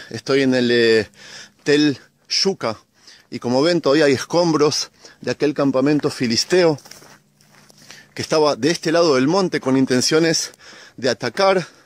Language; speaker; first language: Spanish; native; Spanish